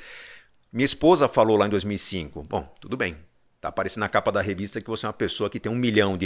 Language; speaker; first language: Portuguese; native; Portuguese